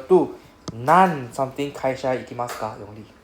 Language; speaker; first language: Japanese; non-native, fluent; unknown